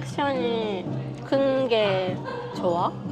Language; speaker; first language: Korean; non-native, fluent; Japanese